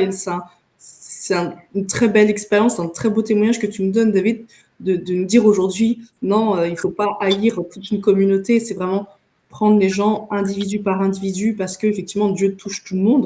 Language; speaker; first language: French; native; French